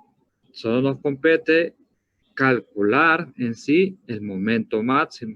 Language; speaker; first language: Spanish; native; Spanish